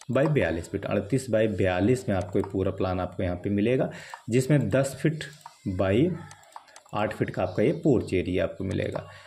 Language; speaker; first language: Hindi; native; Hindi